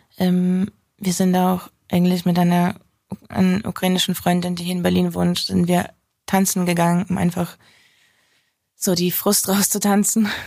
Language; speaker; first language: German; non-native, fluent; Ukrainian